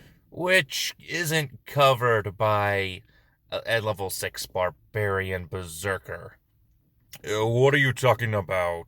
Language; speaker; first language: English; native; English